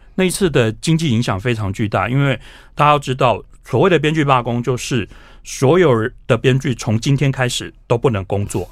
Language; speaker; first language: Chinese; native; Chinese